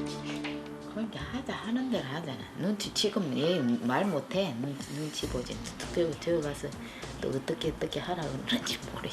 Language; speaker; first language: Korean; native; Korean